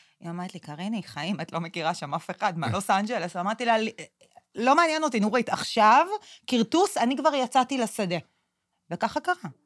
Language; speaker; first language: Hebrew; native; Hebrew